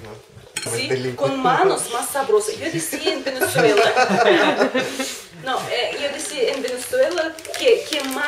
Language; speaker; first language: Spanish; non-native, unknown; Russian